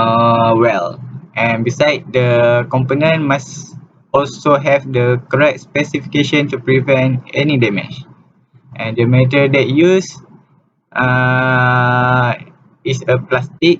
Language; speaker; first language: English; non-native, local second language; Malay